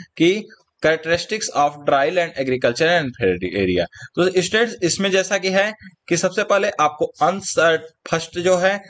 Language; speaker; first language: Hindi; native; Hindi